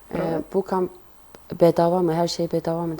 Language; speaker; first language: Turkish; non-native, local second language; Kyrgyz